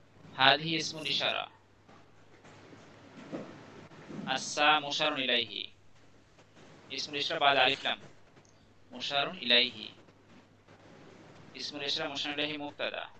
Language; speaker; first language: Arabic; non-native, learner; Bangla